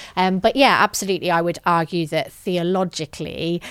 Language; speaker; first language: English; native; English